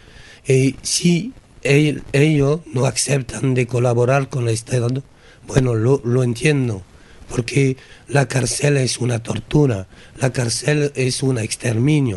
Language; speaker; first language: Spanish; non-native, learner; French